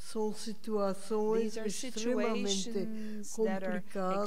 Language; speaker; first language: Portuguese; non-native, fluent; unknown